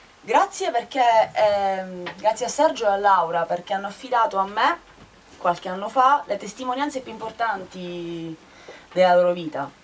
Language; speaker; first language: Italian; native; Italian